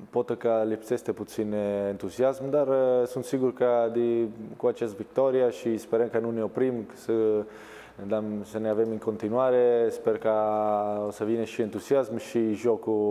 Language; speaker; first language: Romanian; non-native, learner; Italian